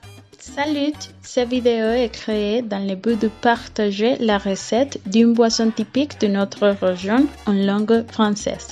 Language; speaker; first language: French; non-native, learner; Spanish